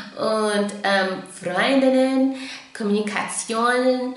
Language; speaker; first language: German; non-native, fluent; English